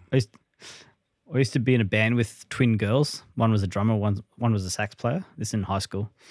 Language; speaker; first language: English; native; English